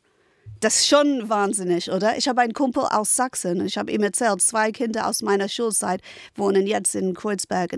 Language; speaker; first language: German; non-native, fluent; English